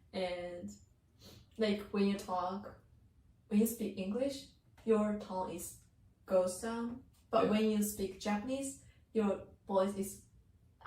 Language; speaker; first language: English; non-native, learner; Japanese